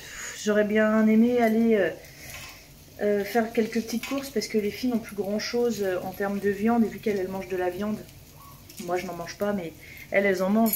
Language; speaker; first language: French; native; French